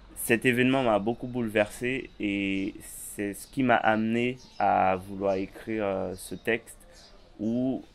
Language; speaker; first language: French; native; French